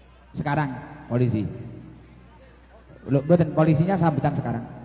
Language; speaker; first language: Indonesian; non-native, local second language; Javanese